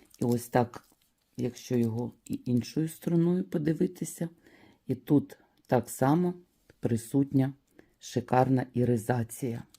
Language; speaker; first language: Ukrainian; native; Ukrainian